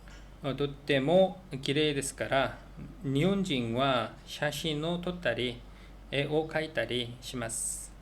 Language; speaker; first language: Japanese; non-native, learner; Korean